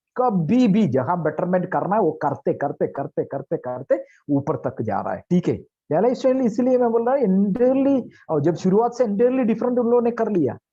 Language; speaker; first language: Hindi; non-native, local second language; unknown